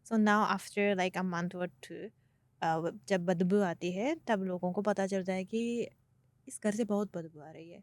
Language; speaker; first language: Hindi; non-native, fluent; Japanese